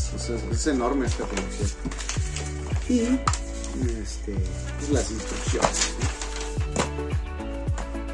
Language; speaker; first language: Spanish; native; Spanish